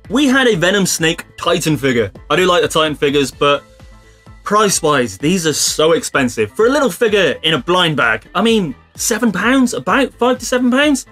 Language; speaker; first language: English; native; English